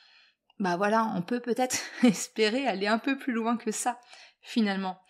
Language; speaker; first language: French; native; French